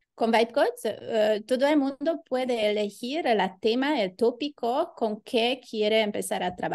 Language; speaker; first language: Spanish; non-native, learner; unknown